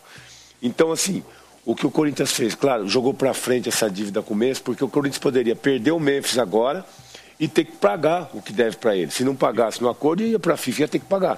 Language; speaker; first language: Portuguese; native; Portuguese